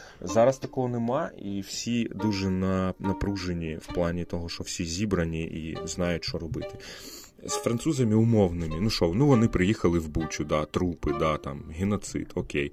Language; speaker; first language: Ukrainian; non-native, local second language; Russian